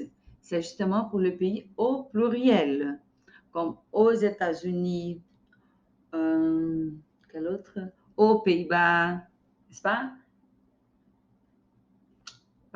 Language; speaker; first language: French; non-native, fluent; Portuguese